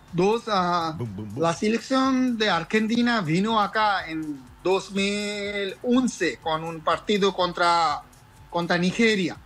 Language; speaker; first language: Spanish; non-native, learner; Bangla